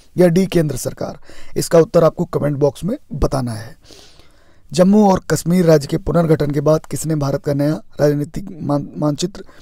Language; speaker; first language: Hindi; native; Hindi